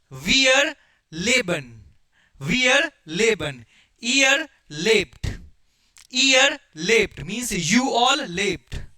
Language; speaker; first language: German; non-native, fluent; Hindi